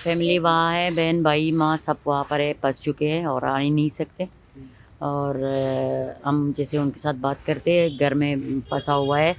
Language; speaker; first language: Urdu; non-native, learner; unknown